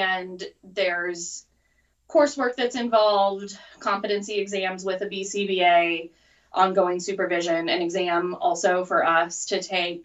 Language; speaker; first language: English; native; English